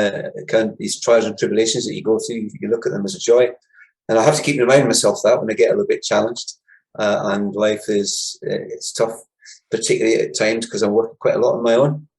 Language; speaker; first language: English; native; English